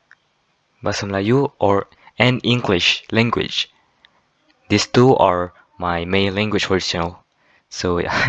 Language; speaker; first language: English; non-native, fluent; Malay